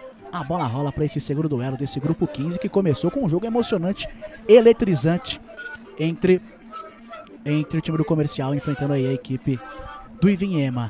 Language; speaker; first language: Portuguese; native; Portuguese